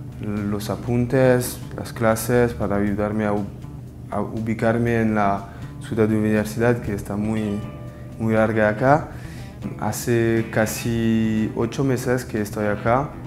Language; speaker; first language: Spanish; non-native, learner; French